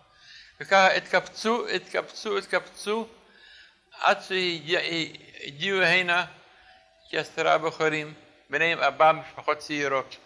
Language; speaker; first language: Hebrew; non-native, fluent; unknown